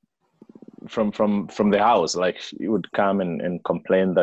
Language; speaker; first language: English; non-native, local second language; Kikuyu